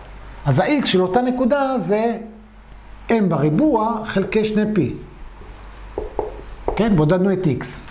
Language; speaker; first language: Hebrew; native; Hebrew